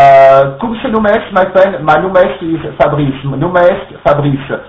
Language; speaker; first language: Romanian; non-native, learner; French